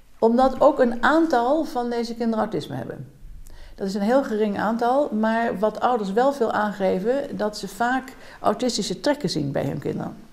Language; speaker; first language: Dutch; native; Dutch